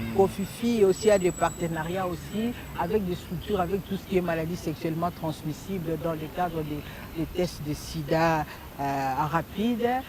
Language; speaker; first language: French; non-native, local second language; Lingala